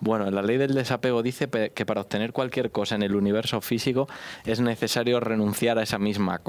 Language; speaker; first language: Spanish; native; Spanish